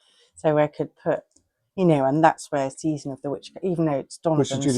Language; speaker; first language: English; native; English